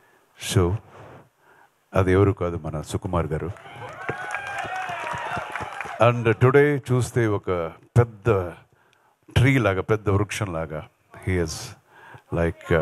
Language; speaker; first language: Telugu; non-native, local second language; Kannada